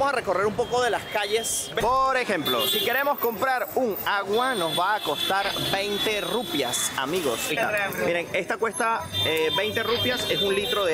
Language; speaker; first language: Spanish; native; Spanish